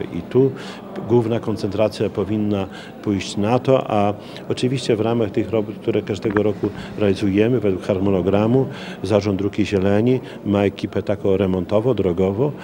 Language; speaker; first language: Polish; native; Polish